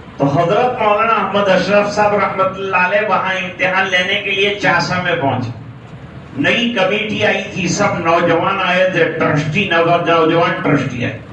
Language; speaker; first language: Urdu; non-native, local second language; Gujarati